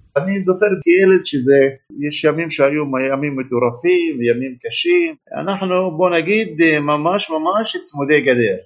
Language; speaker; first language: Hebrew; non-native, local second language; Arabic